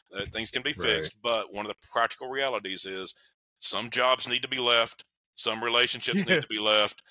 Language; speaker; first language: English; native; English